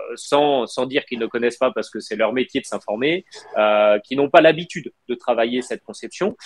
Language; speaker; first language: French; native; French